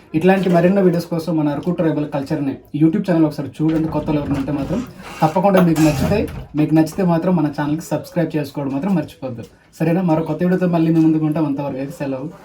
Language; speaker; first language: Telugu; non-native, local second language; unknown